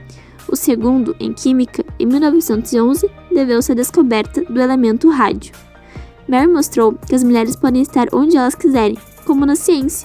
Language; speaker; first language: Portuguese; native; Portuguese